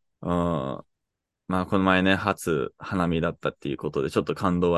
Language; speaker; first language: Japanese; non-native, fluent; English